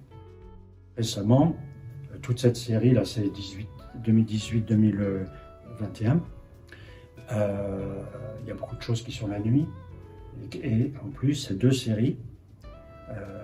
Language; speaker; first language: French; native; French